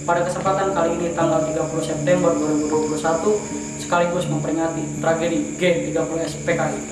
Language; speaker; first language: Indonesian; native; Indonesian